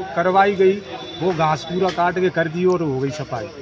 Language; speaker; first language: Hindi; native; Hindi